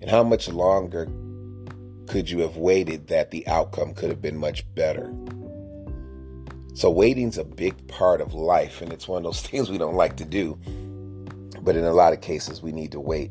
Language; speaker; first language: English; native; English